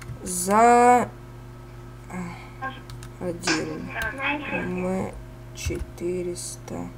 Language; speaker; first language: Russian; native; Russian